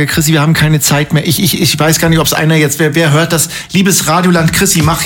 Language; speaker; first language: German; native; German